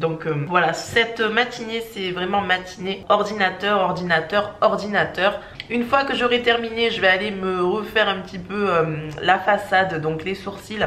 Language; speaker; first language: French; native; French